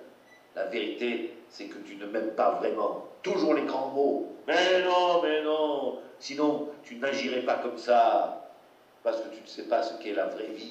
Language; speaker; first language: French; native; French